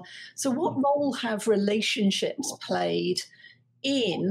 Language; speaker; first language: English; native; English